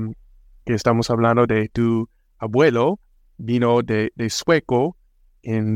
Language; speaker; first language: Spanish; non-native, fluent; English